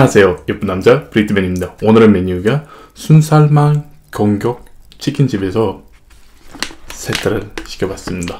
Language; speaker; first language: Korean; non-native, fluent; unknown